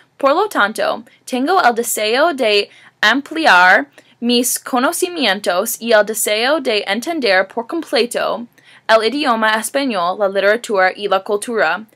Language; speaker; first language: Spanish; non-native, learner; English